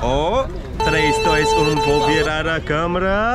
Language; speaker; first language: Portuguese; non-native, learner; English